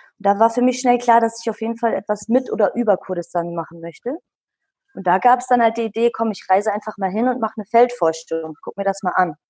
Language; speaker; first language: German; early bilingual, other home language; Kurdish